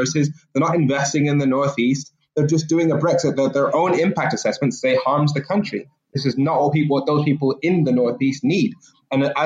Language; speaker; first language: English; native; English